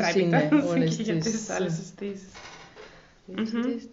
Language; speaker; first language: Greek; native; Greek